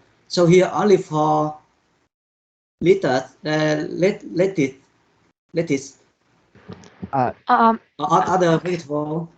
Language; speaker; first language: English; non-native, learner; Vietnamese